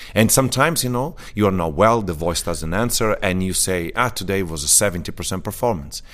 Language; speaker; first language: English; early bilingual, other home language; Italian